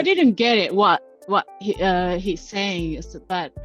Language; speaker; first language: English; non-native, learner; Japanese